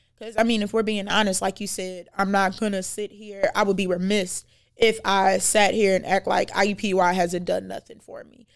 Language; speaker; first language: English; native; English